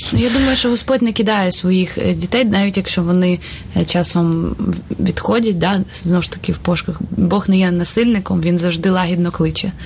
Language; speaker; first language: Ukrainian; non-native, local second language; Russian